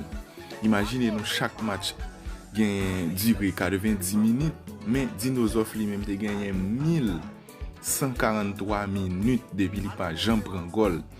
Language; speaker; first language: French; non-native, learner; Haitian Creole